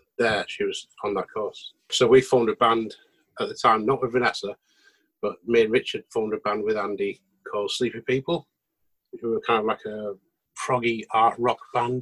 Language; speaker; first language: English; native; English